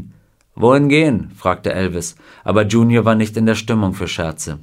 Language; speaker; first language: German; native; German